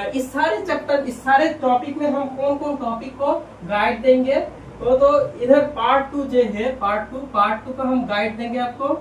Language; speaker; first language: Hindi; non-native, local second language; Bangla